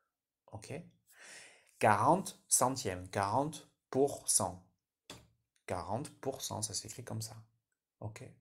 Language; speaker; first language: French; native; French